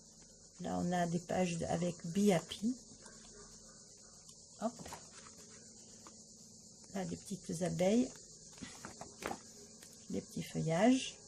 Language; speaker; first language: French; native; French